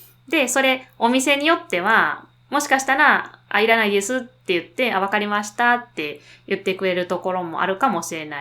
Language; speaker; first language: Japanese; native; Japanese